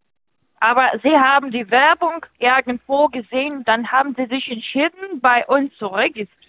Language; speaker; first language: German; non-native, fluent; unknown